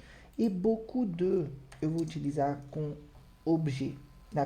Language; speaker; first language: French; non-native, fluent; Portuguese